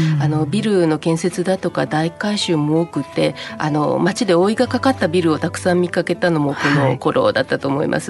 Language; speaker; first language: Japanese; native; Japanese